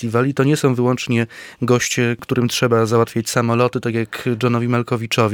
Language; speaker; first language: Polish; native; Polish